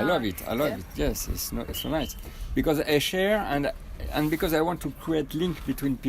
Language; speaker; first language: English; non-native, fluent; French